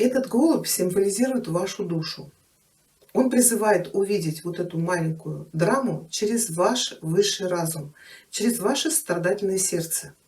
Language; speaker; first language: Russian; native; Russian